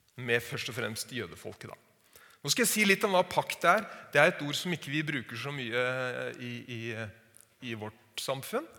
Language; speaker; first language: Norwegian; native; Norwegian